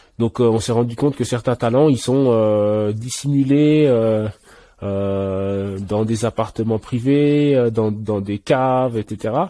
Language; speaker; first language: French; early bilingual, other home language; Haitian Creole